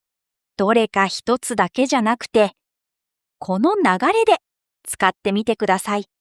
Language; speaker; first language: Japanese; non-native, fluent; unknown